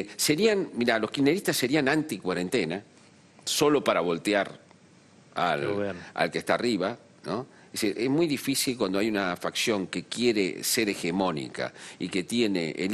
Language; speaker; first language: Spanish; native; Spanish